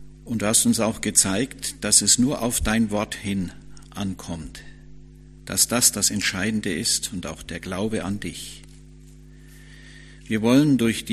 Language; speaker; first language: German; native; German